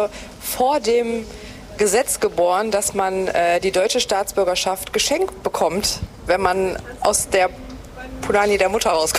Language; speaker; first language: German; early bilingual, other home language; Greek